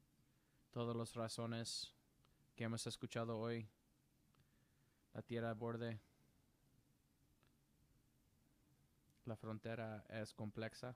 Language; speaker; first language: Spanish; non-native, learner; English